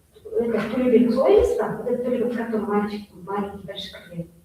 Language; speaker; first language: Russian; non-native, local second language; Kazakh